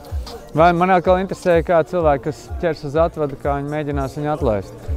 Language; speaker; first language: Latvian; native; Latvian